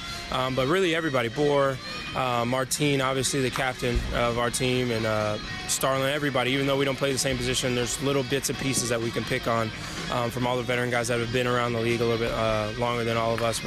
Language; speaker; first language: English; native; English